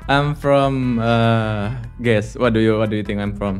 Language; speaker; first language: English; non-native, learner; Indonesian